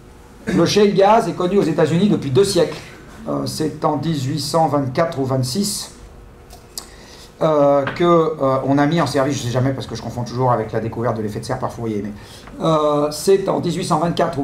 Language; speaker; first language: French; native; French